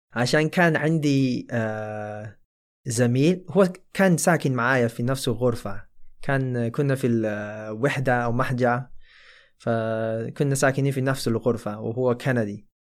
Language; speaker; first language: Arabic; non-native, fluent; Chinese